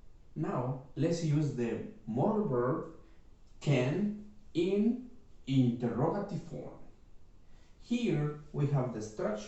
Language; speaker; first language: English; non-native, fluent; Spanish